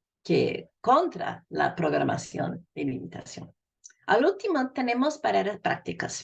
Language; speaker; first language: Spanish; non-native, fluent; English